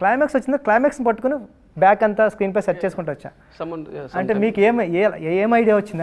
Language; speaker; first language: Telugu; native; Telugu